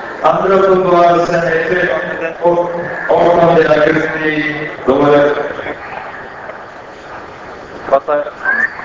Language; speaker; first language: Swedish; non-native, fluent; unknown